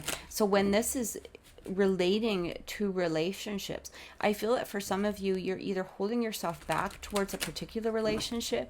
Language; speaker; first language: English; native; English